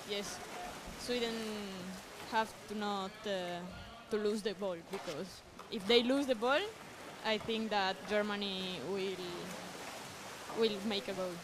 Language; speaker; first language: English; non-native, learner; Spanish